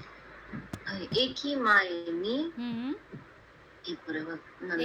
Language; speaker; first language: Japanese; non-native, learner; Hindi